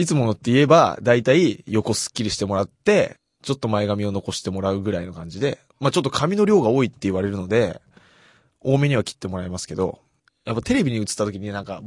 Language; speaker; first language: Japanese; native; Japanese